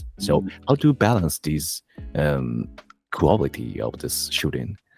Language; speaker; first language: English; non-native, learner; Japanese